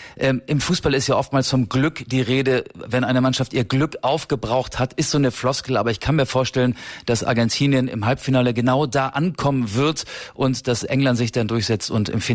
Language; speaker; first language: German; native; German